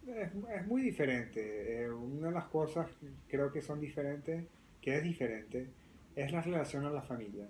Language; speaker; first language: Spanish; early bilingual, other home language; French